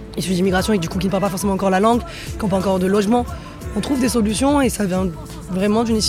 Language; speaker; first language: French; native; French